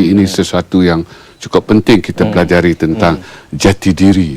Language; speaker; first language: Malay; native; Malay